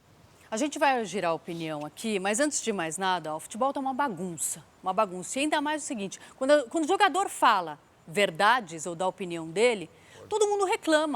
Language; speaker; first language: Portuguese; native; Portuguese